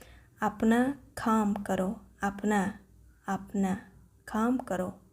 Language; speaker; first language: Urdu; non-native, fluent; Persian